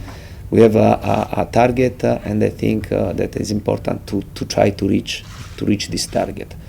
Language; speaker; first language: English; non-native, fluent; Italian